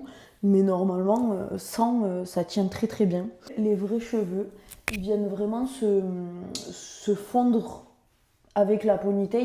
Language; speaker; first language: French; native; French